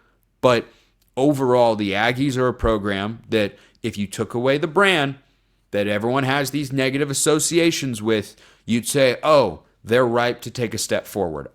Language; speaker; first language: English; native; English